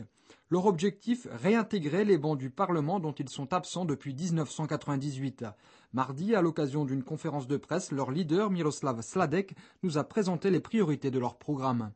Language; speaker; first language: French; native; French